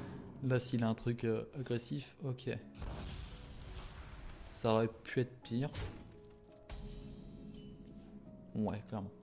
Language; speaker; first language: French; native; French